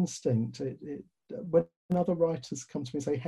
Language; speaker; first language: English; native; English